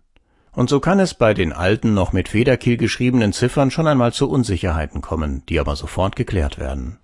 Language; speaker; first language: German; native; German